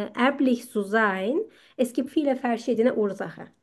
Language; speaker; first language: German; non-native, learner; Turkish